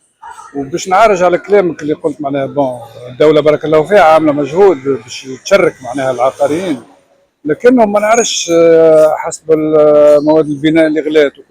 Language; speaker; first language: Arabic; native; Arabic